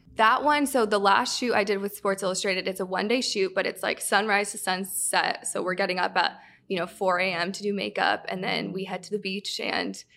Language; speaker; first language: English; native; English